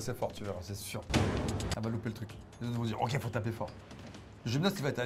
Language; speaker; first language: French; native; French